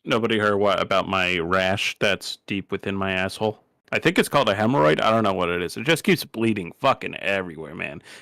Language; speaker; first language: English; native; English